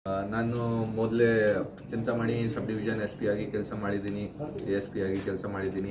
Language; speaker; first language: Kannada; non-native, local second language; Hindi